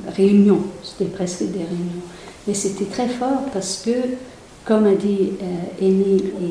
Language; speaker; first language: French; non-native, fluent; English